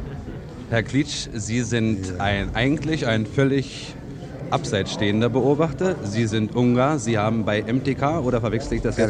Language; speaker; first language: German; native; German